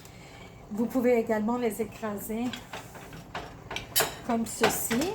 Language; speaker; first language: French; early bilingual, other home language; Italian